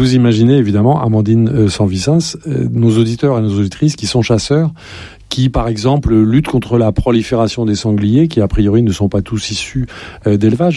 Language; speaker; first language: French; native; French